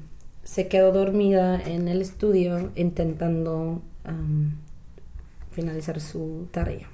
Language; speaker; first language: Spanish; non-native, learner; English